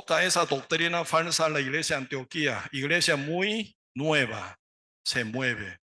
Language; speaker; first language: Spanish; non-native, learner; Korean